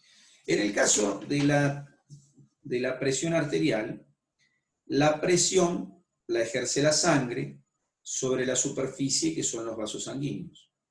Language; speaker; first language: Spanish; native; Spanish